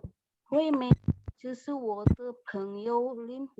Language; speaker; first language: Chinese; non-native, learner; Indonesian